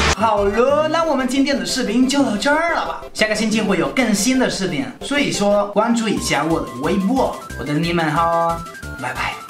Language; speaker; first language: Chinese; non-native, fluent; Spanish